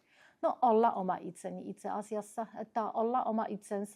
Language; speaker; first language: Finnish; non-native, fluent; Polish